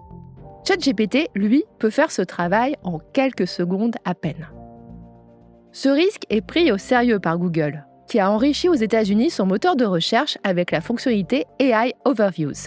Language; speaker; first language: French; native; French